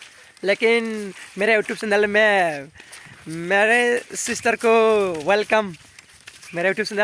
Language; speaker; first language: Hindi; non-native, local second language; Bodo